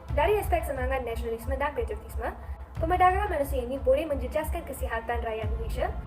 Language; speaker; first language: Malay; non-native, local second language; Tamil